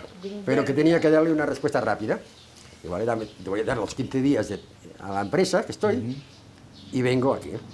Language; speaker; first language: Spanish; native; Spanish